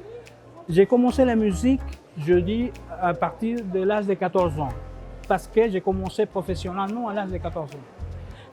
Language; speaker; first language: French; non-native, fluent; Spanish